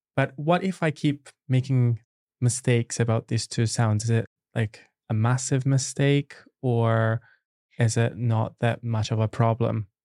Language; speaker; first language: English; non-native, fluent; Italian